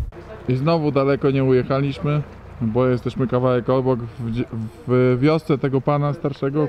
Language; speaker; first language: Polish; native; Polish